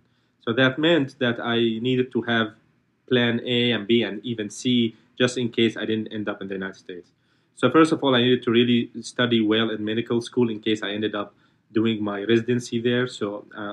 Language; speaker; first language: English; non-native, fluent; Arabic